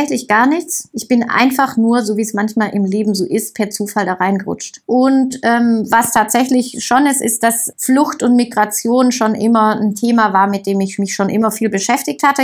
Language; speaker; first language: German; native; German